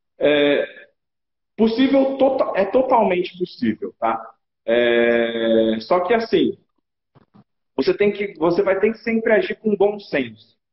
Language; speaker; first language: Portuguese; native; Portuguese